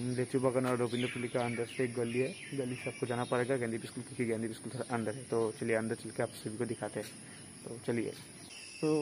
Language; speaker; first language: Hindi; non-native, local second language; Bangla